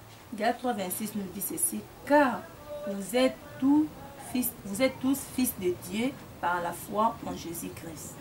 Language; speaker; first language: French; non-native, local second language; Lingala